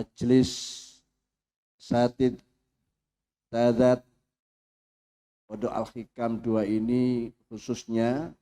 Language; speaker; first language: Indonesian; native; Indonesian